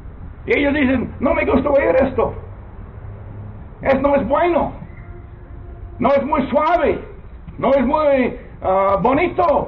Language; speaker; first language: Spanish; non-native, learner; English